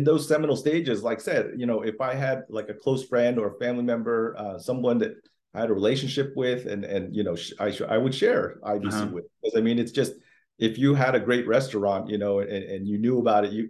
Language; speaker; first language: English; early bilingual, other home language; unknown